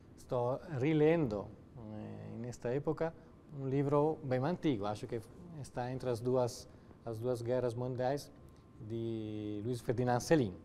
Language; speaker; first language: Portuguese; non-native, fluent; Italian